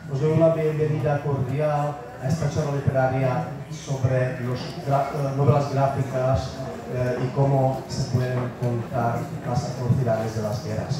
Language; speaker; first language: Spanish; non-native, fluent; Czech